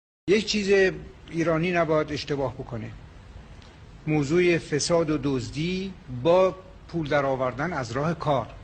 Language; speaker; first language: Persian; native; Persian